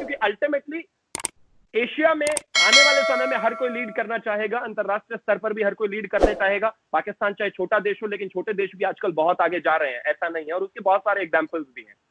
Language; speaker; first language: Hindi; native; Hindi